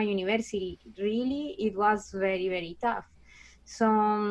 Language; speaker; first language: English; non-native, fluent; Spanish